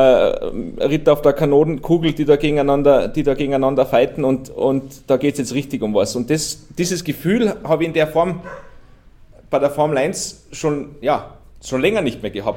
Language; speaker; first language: German; native; German